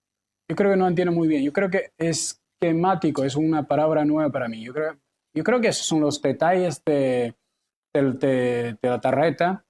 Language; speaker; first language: Spanish; non-native, learner; Chinese